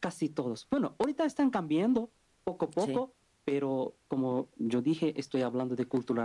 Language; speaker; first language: Spanish; non-native, learner; Bangla